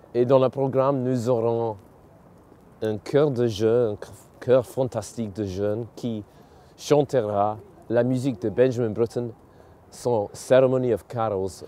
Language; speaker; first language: French; non-native, fluent; English